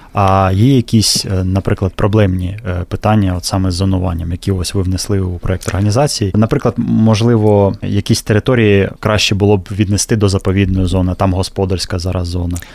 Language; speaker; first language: Ukrainian; native; Ukrainian